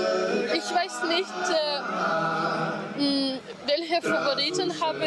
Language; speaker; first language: German; non-native, learner; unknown